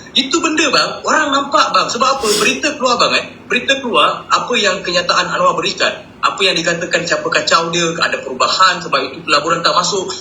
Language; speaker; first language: Malay; non-native, local second language; Tamil